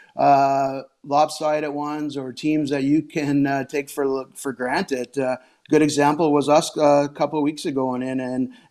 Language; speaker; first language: English; native; English